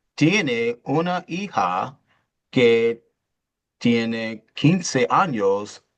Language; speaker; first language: Spanish; non-native, learner; English